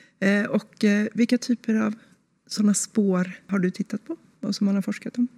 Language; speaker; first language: Swedish; native; Swedish